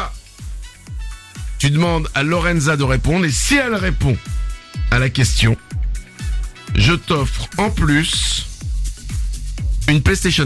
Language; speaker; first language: French; native; French